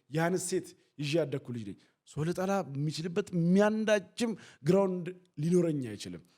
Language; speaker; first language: Amharic; non-native, local second language; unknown